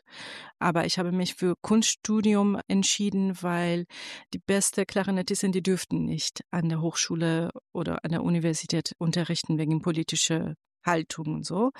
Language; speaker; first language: German; non-native, fluent; Persian